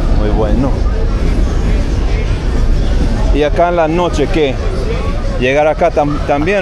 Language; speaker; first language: Spanish; non-native, fluent; English